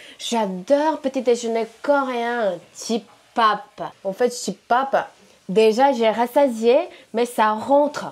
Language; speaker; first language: French; non-native, fluent; Korean